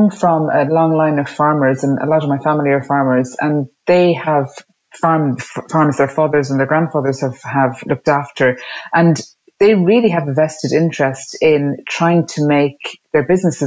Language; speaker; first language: English; native; English